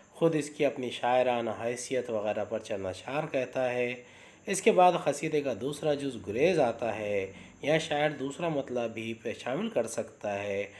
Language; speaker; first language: Urdu; native; Urdu